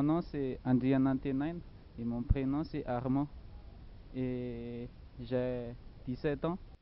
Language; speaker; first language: French; non-native, local second language; Malagasy